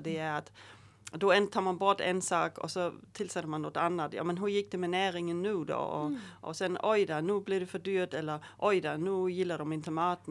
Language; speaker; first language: Swedish; native; Swedish